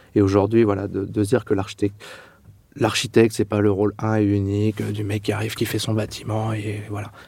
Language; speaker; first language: French; native; French